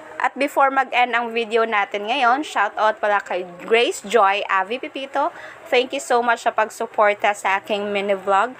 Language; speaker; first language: Filipino; non-native, local second language; Cebuano